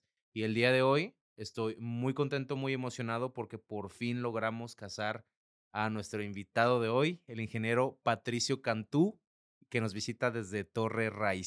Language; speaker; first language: Spanish; native; Spanish